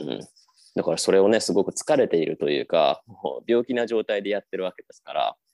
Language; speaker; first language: Japanese; native; Japanese